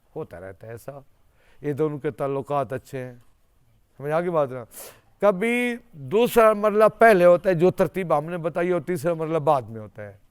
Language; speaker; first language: Urdu; non-native, local second language; Saraiki